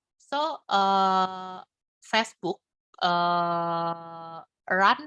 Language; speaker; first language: English; non-native, learner; Indonesian